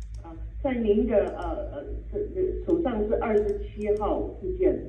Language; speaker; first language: Chinese; native; Chinese